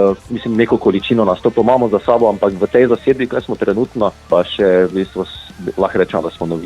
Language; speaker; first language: Slovenian; native; Slovenian